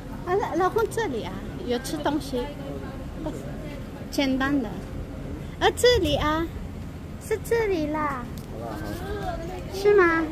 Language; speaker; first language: Chinese; non-native, learner; Filipino